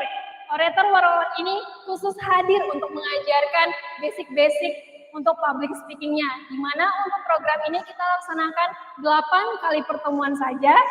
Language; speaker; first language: Indonesian; native; Indonesian